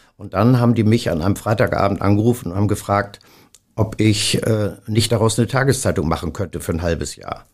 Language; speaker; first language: German; native; German